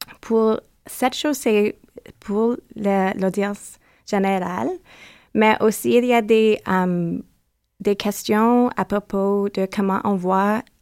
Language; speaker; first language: French; non-native, learner; English